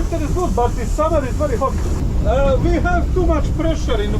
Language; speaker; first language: English; non-native, learner; Bosnian